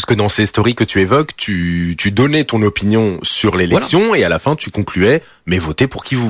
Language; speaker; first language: French; early bilingual, other home language; Portuguese